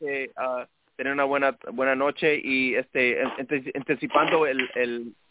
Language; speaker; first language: Spanish; early bilingual, heritage; Spanish